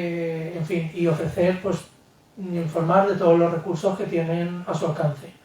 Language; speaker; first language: Spanish; native; Spanish